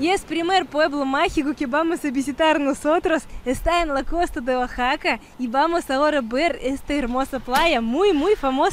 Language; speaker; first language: Spanish; non-native, fluent; Russian